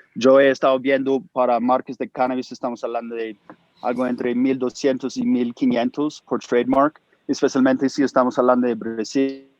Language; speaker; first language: Spanish; non-native, fluent; English